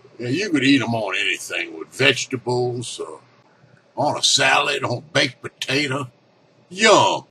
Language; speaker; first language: English; native; English